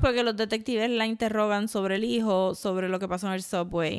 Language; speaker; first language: Spanish; early bilingual, heritage; Spanish